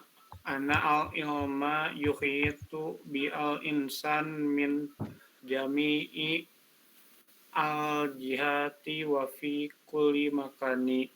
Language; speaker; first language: Arabic; non-native, learner; Indonesian